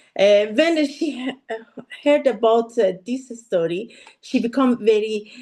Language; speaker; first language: English; non-native, learner; Persian